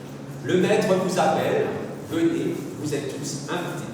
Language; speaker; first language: French; native; French